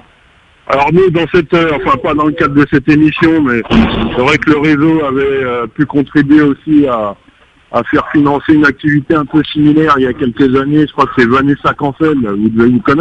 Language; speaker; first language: French; native; French